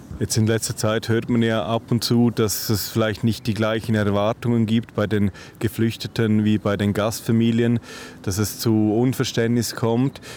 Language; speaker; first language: German; native; German